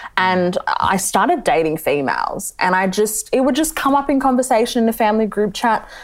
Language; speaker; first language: English; native; English